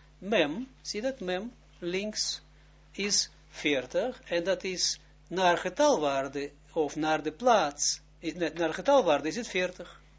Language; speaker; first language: Dutch; non-native, fluent; Hebrew